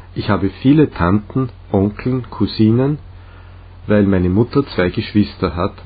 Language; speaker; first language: German; non-native, fluent; Czech